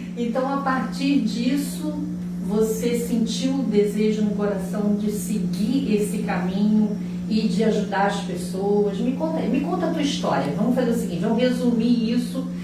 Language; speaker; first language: Portuguese; native; Portuguese